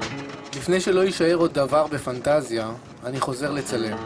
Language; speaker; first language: Hebrew; native; Hebrew